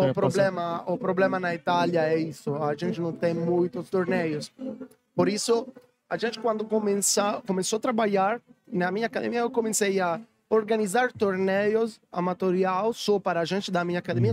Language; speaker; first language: Portuguese; non-native, learner; Italian